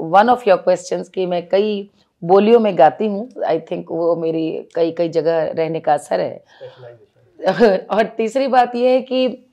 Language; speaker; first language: Hindi; native; Hindi